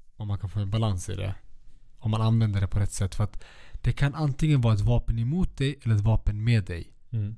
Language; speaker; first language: Swedish; early bilingual, other home language; Kurdish